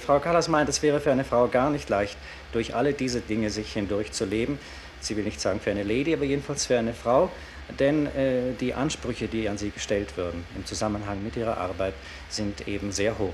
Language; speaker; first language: German; native; German